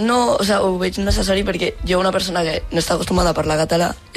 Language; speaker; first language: Catalan; non-native, local second language; Spanish